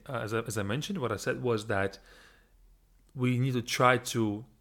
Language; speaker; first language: English; non-native, fluent; Russian